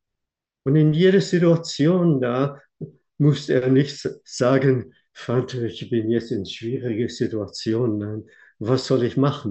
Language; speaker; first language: German; non-native, fluent; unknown